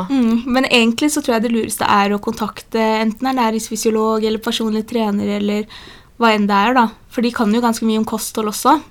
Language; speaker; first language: Norwegian; early bilingual, other home language; Polish